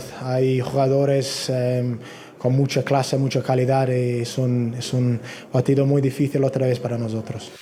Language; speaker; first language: Spanish; non-native, learner; English